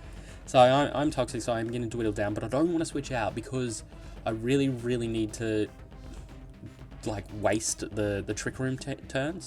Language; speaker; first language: English; native; English